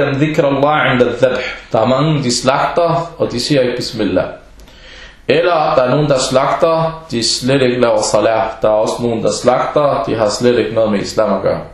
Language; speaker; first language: Danish; early bilingual, other home language; Arabic